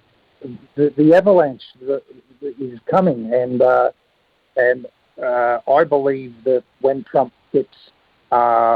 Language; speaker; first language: English; native; English